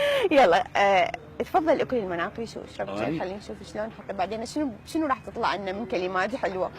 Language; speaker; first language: Arabic; native; Arabic